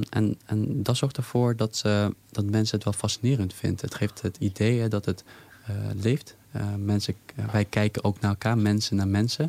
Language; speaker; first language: Dutch; native; Dutch